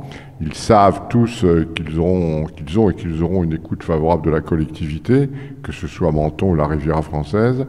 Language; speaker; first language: French; native; French